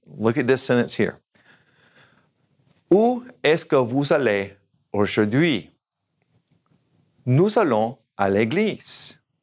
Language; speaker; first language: French; non-native, fluent; English